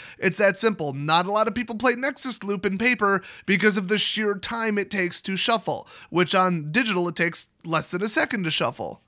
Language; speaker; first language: English; native; English